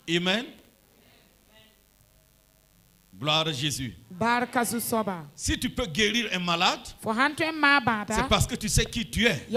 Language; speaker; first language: French; non-native, local second language; Mossi